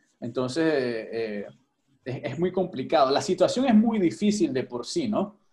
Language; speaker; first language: Spanish; native; Spanish